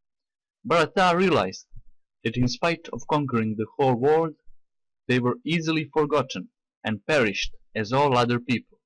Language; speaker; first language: English; non-native, fluent; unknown